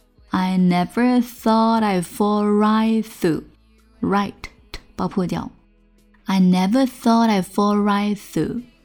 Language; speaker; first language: English; non-native, fluent; Chinese